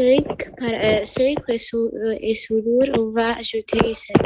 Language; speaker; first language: French; non-native, learner; Arabic